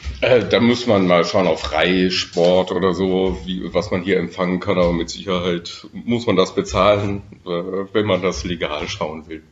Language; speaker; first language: German; native; German